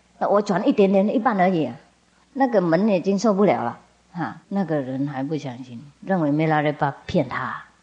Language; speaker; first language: Chinese; non-native, fluent; Vietnamese